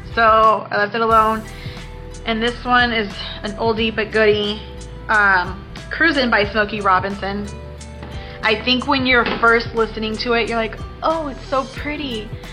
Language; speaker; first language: English; early bilingual, other home language; Spanish